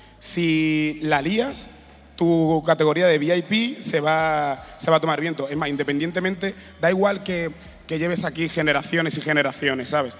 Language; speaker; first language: Spanish; early bilingual, other home language; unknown